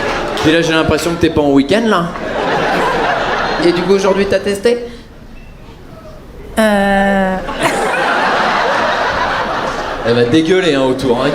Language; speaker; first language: French; native; French